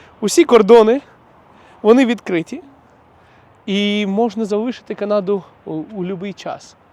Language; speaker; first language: Ukrainian; non-native, local second language; Russian